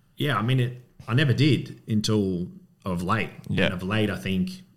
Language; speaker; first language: English; native; English